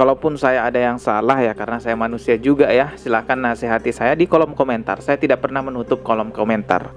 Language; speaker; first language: Indonesian; native; Indonesian